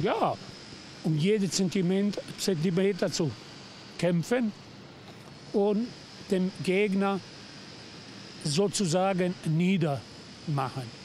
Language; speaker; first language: German; non-native, fluent; Serbian